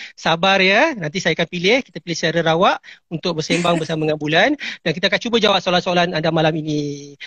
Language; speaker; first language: Malay; native; Malay